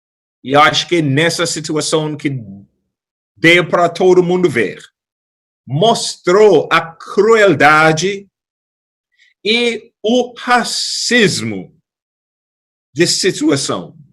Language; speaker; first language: Portuguese; non-native, fluent; English